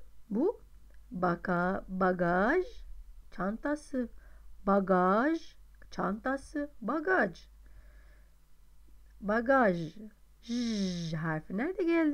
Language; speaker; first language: Turkish; non-native, fluent; Arabic